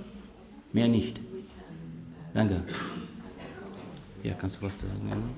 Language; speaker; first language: German; non-native, fluent; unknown